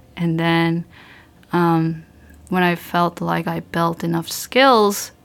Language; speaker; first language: English; early bilingual, other home language; Korean